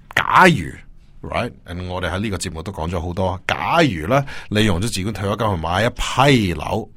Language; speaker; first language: Cantonese; early bilingual, heritage; Cantonese